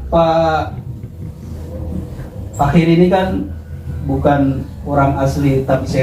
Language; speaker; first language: Indonesian; native; Indonesian